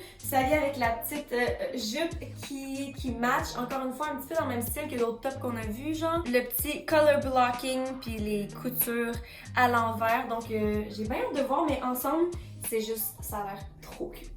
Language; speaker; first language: French; native; French